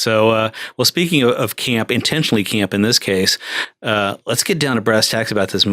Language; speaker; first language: English; native; English